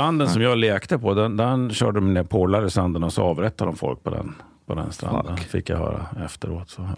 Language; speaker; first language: Swedish; native; Swedish